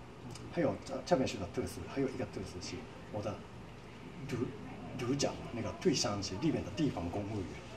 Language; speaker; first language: Chinese; non-native, fluent; Japanese